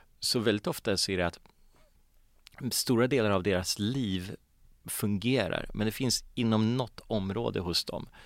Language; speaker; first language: Swedish; early bilingual, other home language; Polish